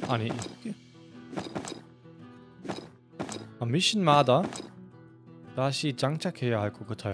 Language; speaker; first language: Korean; non-native, fluent; German